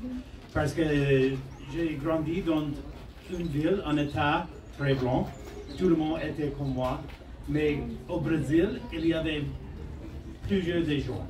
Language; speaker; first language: French; non-native, fluent; English